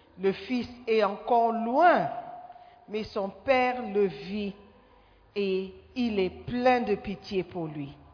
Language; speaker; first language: French; non-native, fluent; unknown